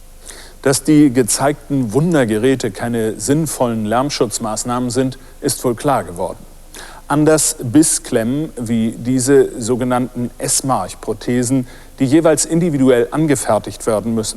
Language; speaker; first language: German; native; German